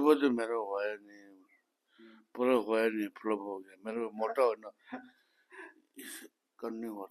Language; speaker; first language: Hindi; non-native, local second language; Tibetan